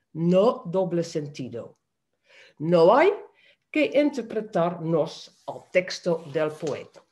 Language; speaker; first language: Spanish; non-native, fluent; Dutch